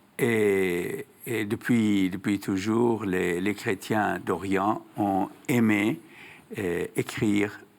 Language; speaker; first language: French; non-native, fluent; Arabic